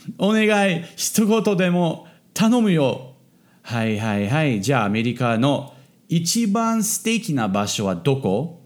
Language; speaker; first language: Japanese; non-native, fluent; English